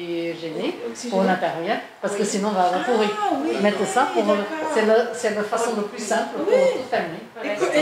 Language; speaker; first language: French; non-native, fluent; Chinese